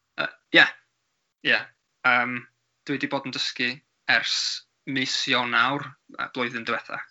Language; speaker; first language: Welsh; non-native, learner; English